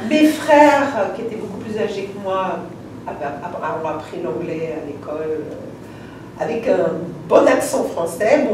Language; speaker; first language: French; native; French